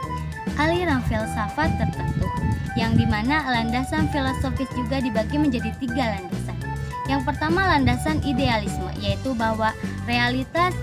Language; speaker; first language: Indonesian; native; Indonesian